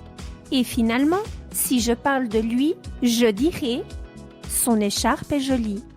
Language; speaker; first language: French; non-native, fluent; Spanish